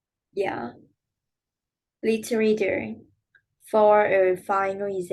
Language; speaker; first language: English; non-native, learner; Vietnamese